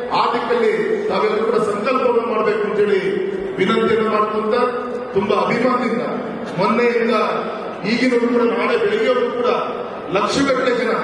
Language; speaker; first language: Kannada; non-native, local second language; Lambadi